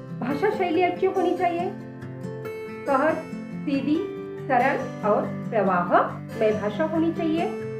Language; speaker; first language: Hindi; non-native, local second language; Marathi